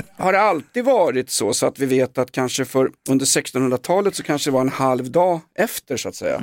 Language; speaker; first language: Swedish; native; Swedish